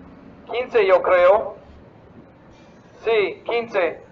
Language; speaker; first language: Spanish; non-native, fluent; English